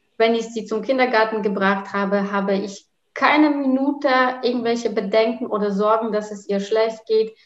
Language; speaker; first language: German; non-native, fluent; Polish